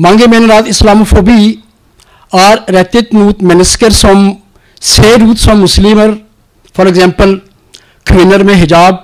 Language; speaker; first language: Norwegian; non-native, learner; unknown